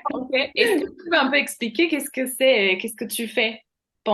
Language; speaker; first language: French; non-native, fluent; Slovak